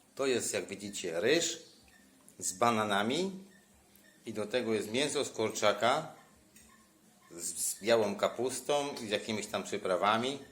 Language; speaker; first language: Polish; native; Polish